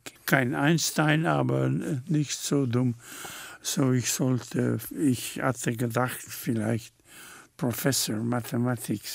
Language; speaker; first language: German; non-native, fluent; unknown